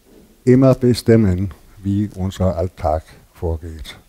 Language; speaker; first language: German; non-native, learner; Danish